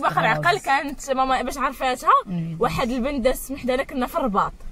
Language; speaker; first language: Arabic; native; Arabic